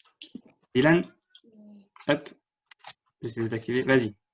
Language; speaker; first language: French; native; French